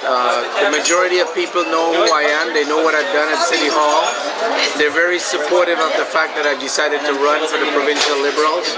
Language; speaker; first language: English; native; English